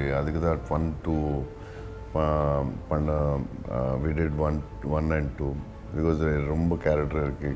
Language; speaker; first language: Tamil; non-native, local second language; Telugu